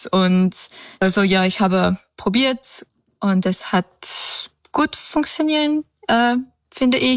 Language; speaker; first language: German; non-native, learner; English